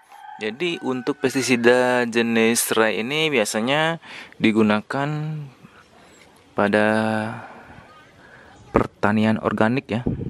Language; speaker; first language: Indonesian; native; Indonesian